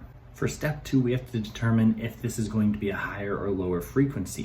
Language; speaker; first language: English; native; English